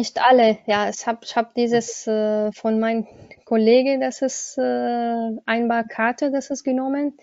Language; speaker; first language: German; non-native, learner; Arabic